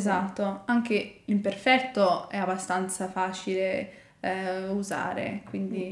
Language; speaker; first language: Italian; non-native, learner; English